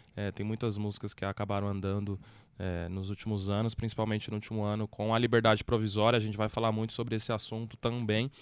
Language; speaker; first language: Portuguese; native; Portuguese